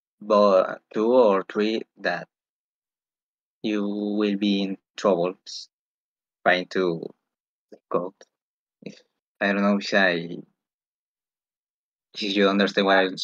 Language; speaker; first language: English; non-native, fluent; Spanish